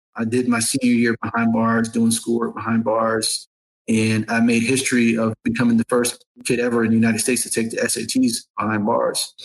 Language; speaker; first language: English; native; English